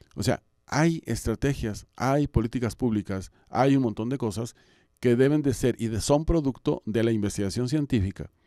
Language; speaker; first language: Spanish; native; Spanish